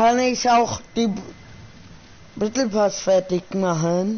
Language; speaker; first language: German; non-native, learner; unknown